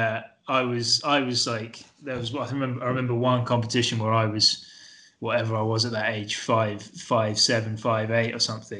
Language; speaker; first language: English; native; English